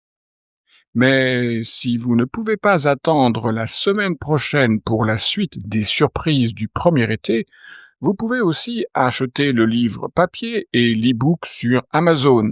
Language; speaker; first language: French; native; French